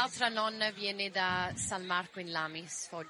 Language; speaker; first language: Italian; early bilingual, heritage; English